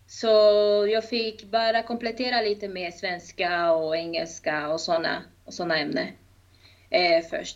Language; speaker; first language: Swedish; non-native, fluent; Spanish